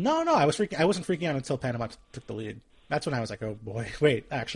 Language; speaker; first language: English; native; English